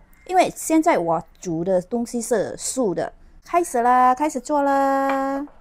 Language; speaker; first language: Chinese; non-native, learner; Indonesian